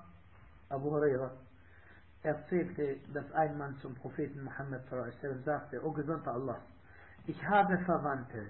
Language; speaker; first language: German; non-native, fluent; Arabic